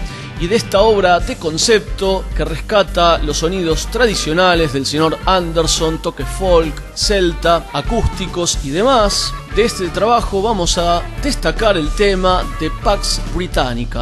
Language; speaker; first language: Spanish; native; Spanish